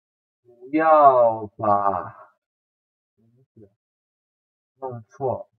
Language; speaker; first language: Chinese; non-native, fluent; Indonesian